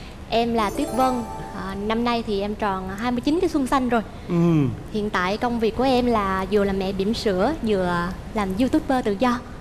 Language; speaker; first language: Vietnamese; native; Vietnamese